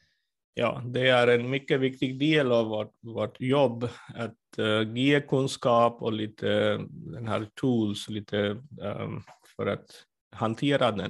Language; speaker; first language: Swedish; non-native, fluent; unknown